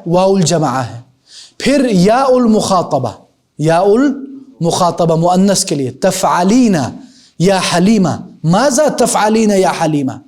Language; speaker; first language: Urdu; native; Urdu